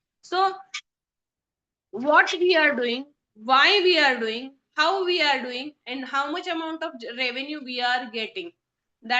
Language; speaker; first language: English; non-native, local second language; Hindi